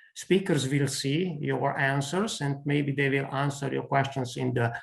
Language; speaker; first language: English; non-native, fluent; Slovenian